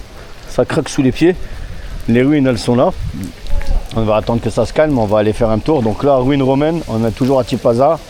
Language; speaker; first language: French; native; French